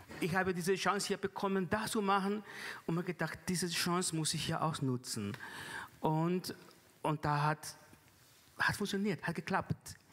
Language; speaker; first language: German; non-native, fluent; Spanish